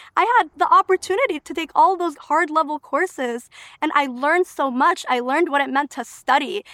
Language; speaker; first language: English; early bilingual, other home language; Albanian